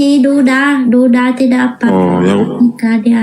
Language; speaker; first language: Indonesian; non-native, learner; Vietnamese